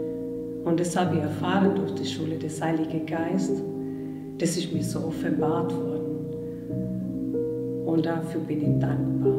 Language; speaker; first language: German; non-native, fluent; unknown